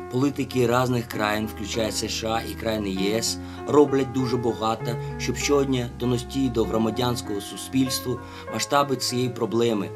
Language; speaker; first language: Ukrainian; non-native, fluent; Russian